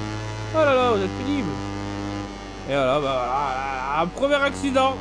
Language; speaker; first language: French; native; French